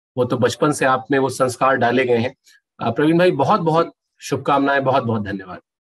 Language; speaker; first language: Hindi; native; Hindi